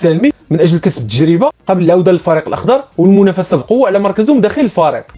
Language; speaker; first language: Arabic; native; Arabic